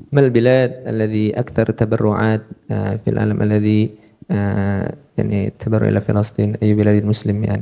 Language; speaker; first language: Arabic; non-native, learner; Indonesian